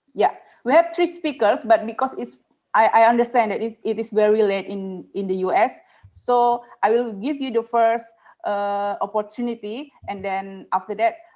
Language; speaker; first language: English; non-native, fluent; Indonesian